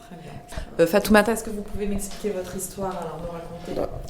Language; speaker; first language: French; native; French